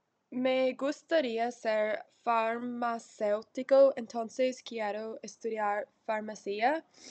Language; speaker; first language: Spanish; non-native, learner; English